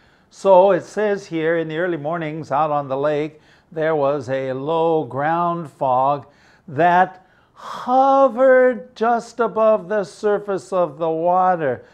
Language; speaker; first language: English; native; English